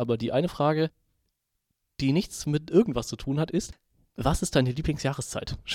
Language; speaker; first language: German; native; German